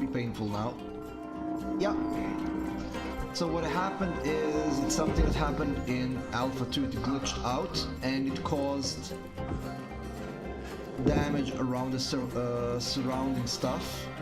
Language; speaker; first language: English; native; English